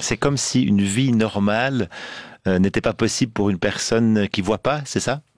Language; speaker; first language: French; native; French